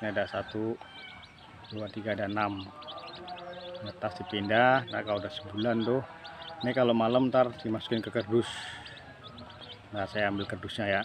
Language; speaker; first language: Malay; non-native, local second language; Javanese